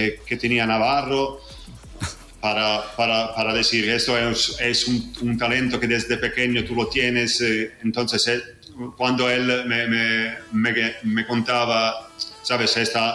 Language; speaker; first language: Spanish; non-native, fluent; Italian